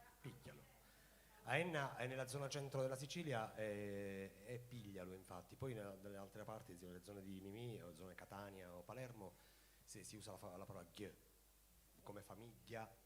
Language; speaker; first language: Italian; native; Italian